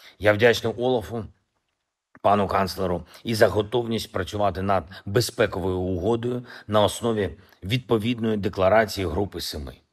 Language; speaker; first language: Ukrainian; non-native, local second language; Russian